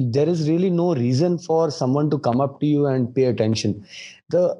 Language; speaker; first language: English; non-native, local second language; Hindi